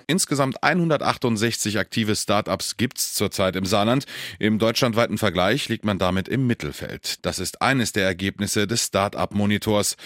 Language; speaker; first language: German; native; German